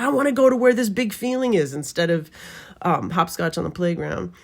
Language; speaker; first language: English; native; English